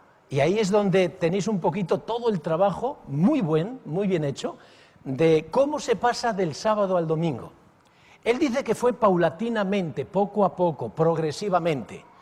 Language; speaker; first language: Spanish; native; Spanish